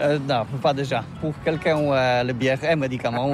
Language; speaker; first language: French; non-native, learner; Polish